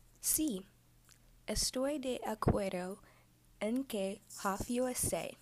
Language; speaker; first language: Spanish; non-native, learner; English